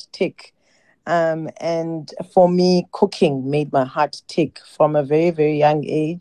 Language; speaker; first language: English; non-native, local second language; Xhosa